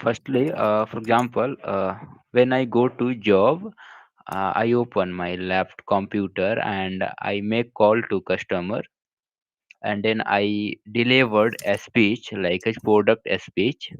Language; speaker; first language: English; non-native, local second language; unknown